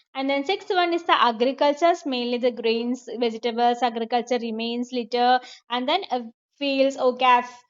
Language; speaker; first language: English; non-native, local second language; Malayalam